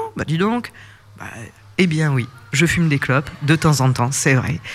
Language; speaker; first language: French; native; French